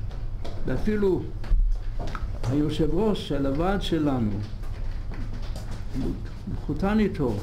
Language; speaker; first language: Hebrew; non-native, fluent; English